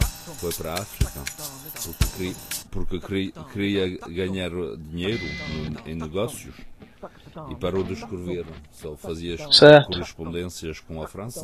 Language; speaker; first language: Portuguese; early bilingual, heritage; French